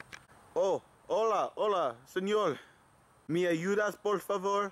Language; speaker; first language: Spanish; non-native, learner; English